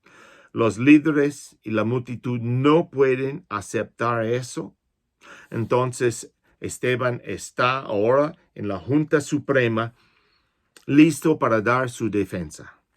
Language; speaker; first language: Spanish; non-native, fluent; English